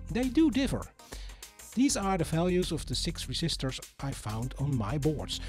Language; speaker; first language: English; non-native, fluent; Dutch